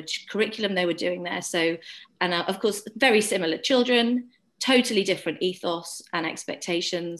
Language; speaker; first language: English; native; English